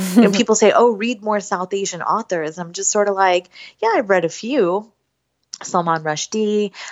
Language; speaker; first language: English; native; English